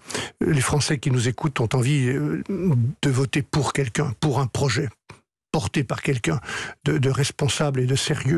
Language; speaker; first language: French; native; French